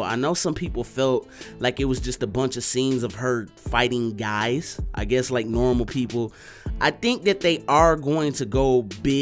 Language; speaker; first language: English; native; English